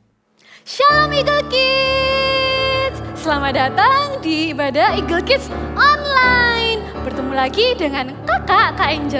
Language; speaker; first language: Indonesian; native; Indonesian